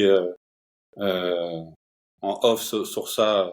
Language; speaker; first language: French; early bilingual, other home language; Turkish